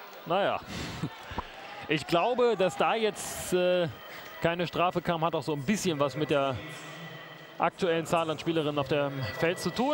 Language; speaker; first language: German; native; German